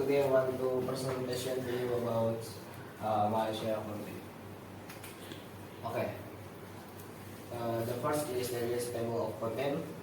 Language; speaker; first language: English; non-native, learner; Indonesian